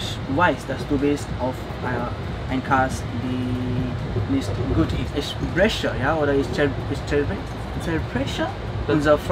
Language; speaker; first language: German; non-native, fluent; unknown